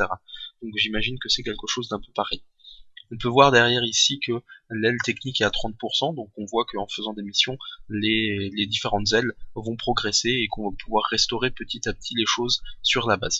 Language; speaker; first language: French; native; French